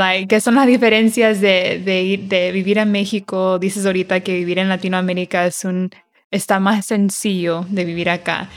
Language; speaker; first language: Spanish; early bilingual, heritage; Spanish